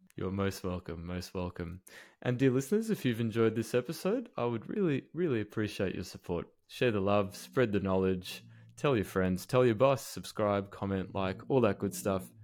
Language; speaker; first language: English; native; English